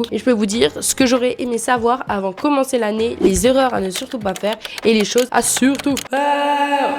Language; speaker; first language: French; native; French